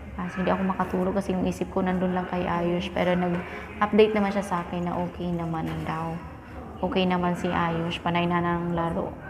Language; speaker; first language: Filipino; non-native, local second language; Cebuano